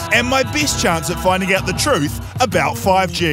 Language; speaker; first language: English; native; English